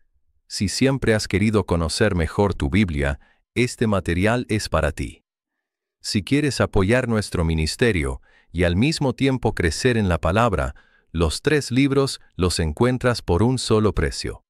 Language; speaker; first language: Spanish; native; Spanish